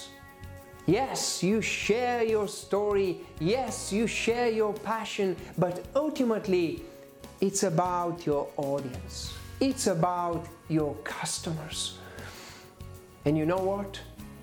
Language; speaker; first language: English; non-native, fluent; Bulgarian